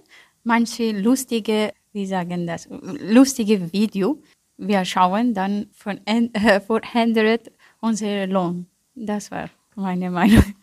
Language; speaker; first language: German; non-native, learner; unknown